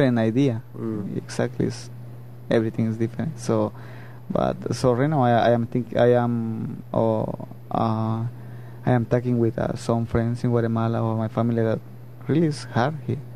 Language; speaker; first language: English; non-native, learner; Spanish